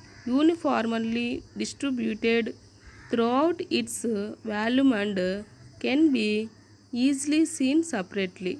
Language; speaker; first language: English; non-native, local second language; Telugu